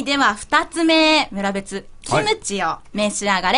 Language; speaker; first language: Japanese; native; Japanese